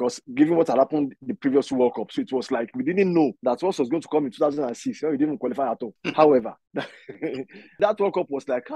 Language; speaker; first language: English; non-native, local second language; Yoruba